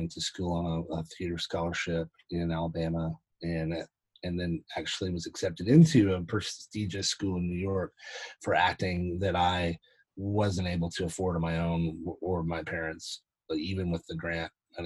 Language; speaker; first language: English; native; English